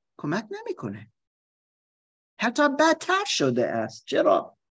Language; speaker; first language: Persian; non-native, learner; German